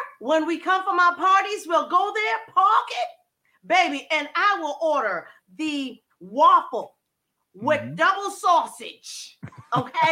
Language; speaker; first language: English; native; English